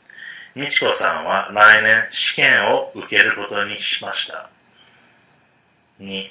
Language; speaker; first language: Japanese; non-native, fluent; English